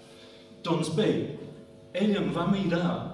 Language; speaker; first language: Catalan; non-native, fluent; English